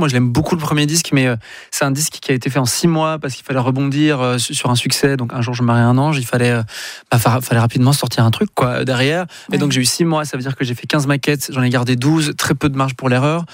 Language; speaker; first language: French; native; French